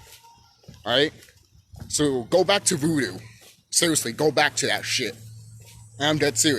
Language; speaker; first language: English; native; English